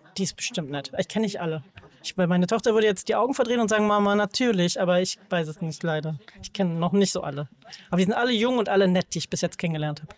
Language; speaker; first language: German; native; German